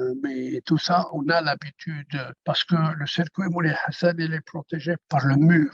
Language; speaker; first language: French; non-native, local second language; Arabic